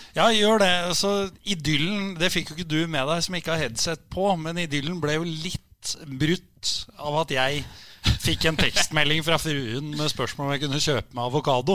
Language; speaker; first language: Norwegian; native; Norwegian